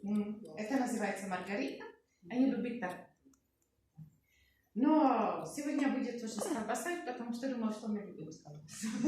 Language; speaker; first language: Russian; non-native, learner; Czech